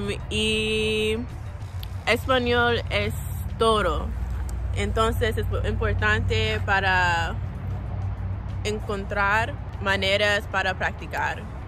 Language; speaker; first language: Spanish; non-native, learner; English